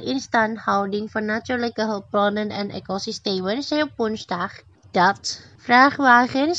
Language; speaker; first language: Dutch; non-native, fluent; Indonesian